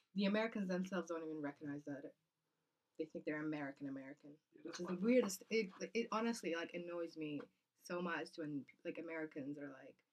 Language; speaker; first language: English; non-native, fluent; Kazakh